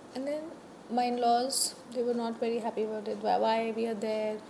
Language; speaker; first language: English; non-native, local second language; Hindi